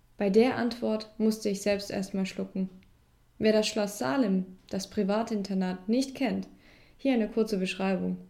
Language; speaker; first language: German; native; German